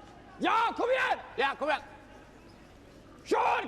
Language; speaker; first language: Swedish; native; Swedish